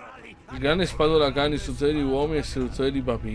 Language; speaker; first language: Italian; native; Italian